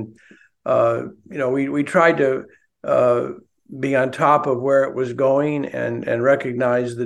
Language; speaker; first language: English; native; English